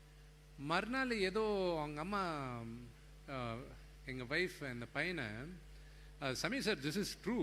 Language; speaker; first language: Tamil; non-native, local second language; Telugu